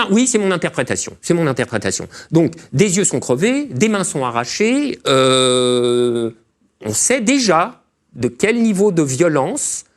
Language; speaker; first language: French; native; French